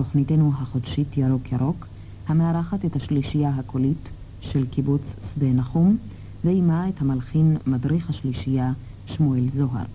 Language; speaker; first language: Hebrew; native; Hebrew